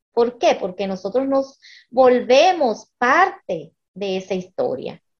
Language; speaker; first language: Spanish; early bilingual, heritage; Spanish